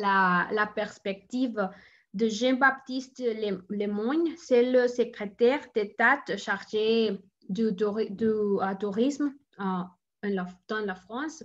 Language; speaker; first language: French; non-native, learner; Spanish